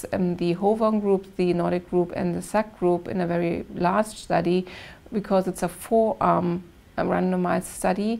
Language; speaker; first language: English; non-native, fluent; German